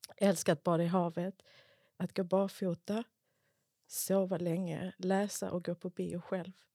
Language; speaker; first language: Swedish; early bilingual, other home language; Spanish